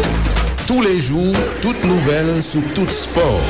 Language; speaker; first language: French; non-native, local second language; Haitian Creole